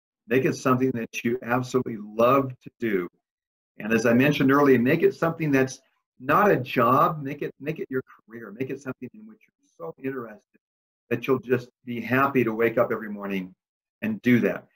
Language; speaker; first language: English; early bilingual, other home language; Spanish